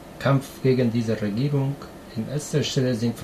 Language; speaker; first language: German; non-native, learner; Persian